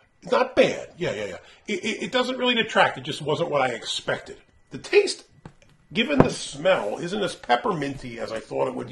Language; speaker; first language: English; native; English